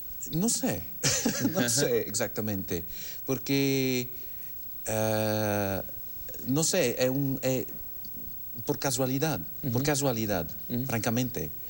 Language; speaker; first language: Spanish; non-native, fluent; English